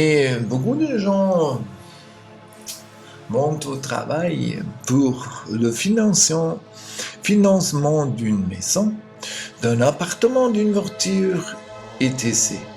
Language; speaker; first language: French; non-native, learner; German